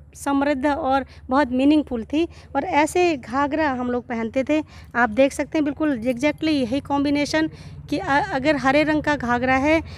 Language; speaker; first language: Hindi; native; Hindi